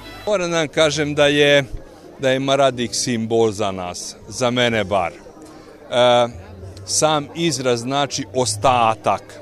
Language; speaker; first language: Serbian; non-native, local second language; Hungarian